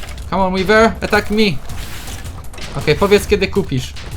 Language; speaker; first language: Polish; native; Polish